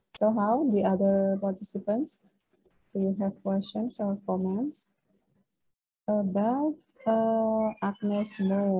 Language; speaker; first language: English; non-native, fluent; Indonesian